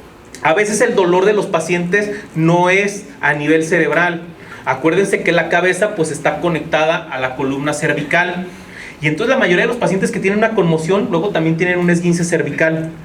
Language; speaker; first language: Spanish; native; Spanish